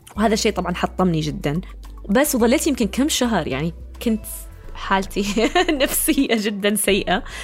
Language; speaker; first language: Arabic; early bilingual, heritage; Arabic